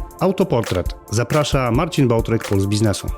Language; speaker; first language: Polish; native; Polish